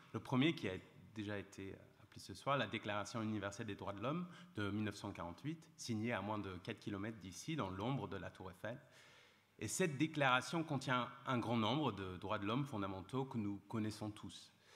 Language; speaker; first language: French; non-native, fluent; English